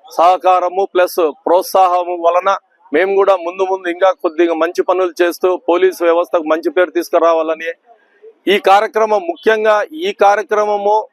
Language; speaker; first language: Telugu; native; Telugu